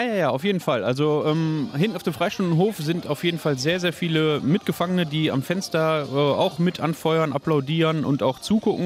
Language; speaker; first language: German; native; German